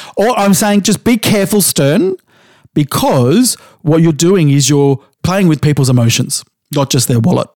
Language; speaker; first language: English; native; English